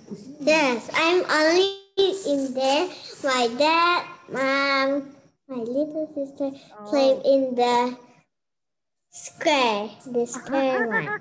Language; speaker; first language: English; non-native, learner; Indonesian